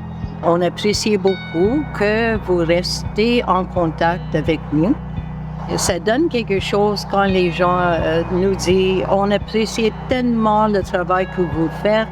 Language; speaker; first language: French; non-native, local second language; English